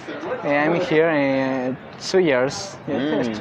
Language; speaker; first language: English; non-native, learner; Spanish